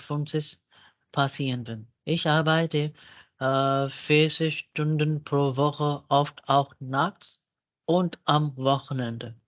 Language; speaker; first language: German; non-native, fluent; Urdu